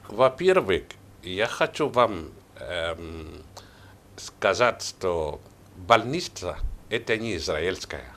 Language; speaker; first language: Russian; non-native, learner; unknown